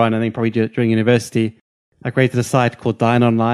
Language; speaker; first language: English; native; English